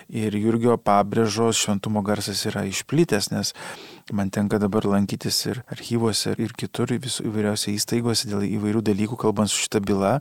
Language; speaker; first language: Lithuanian; native; Lithuanian